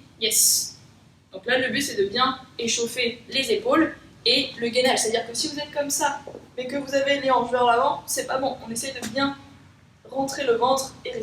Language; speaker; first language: French; native; French